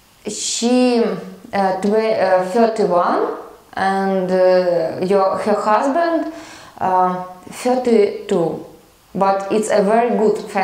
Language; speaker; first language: English; non-native, learner; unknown